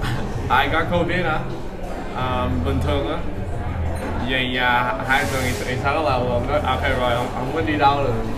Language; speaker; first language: Vietnamese; early bilingual, heritage; English